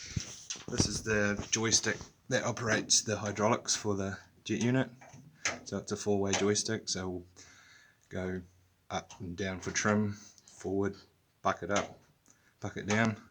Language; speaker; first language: English; native; English